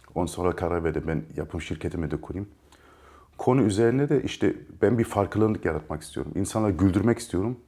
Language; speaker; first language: Turkish; early bilingual, heritage; Turkish